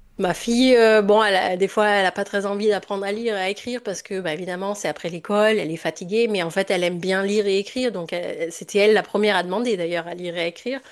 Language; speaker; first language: French; native; French